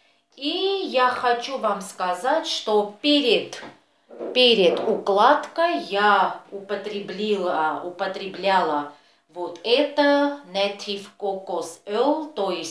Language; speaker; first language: Russian; non-native, fluent; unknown